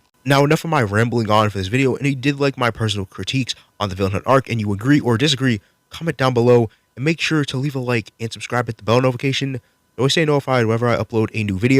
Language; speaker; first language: English; native; English